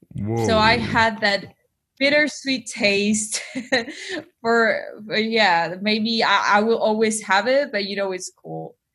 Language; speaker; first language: English; non-native, fluent; Spanish